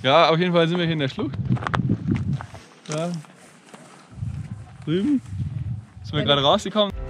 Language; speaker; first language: German; native; German